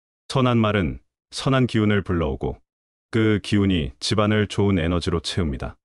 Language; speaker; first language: Korean; native; Korean